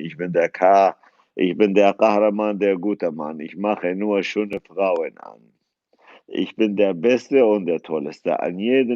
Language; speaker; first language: German; non-native, fluent; Kurdish